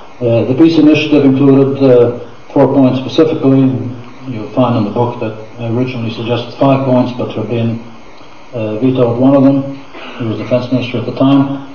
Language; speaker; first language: English; non-native, fluent; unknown